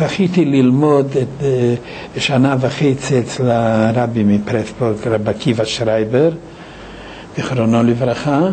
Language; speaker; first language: Hebrew; non-native, fluent; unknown